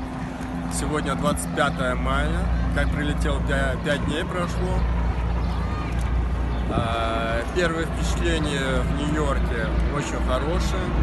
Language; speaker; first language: Russian; non-native, local second language; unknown